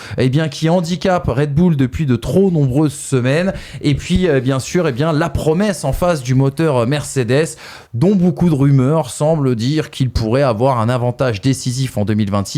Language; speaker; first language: French; native; French